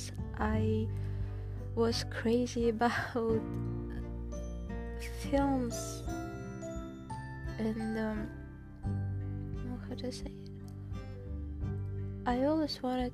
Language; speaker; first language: English; non-native, fluent; Russian